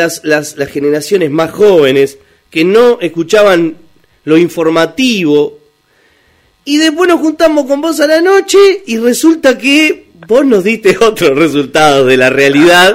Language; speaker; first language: Spanish; native; Spanish